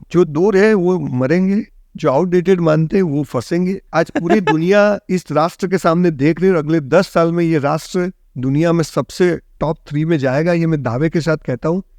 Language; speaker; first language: Hindi; non-native, local second language; Gujarati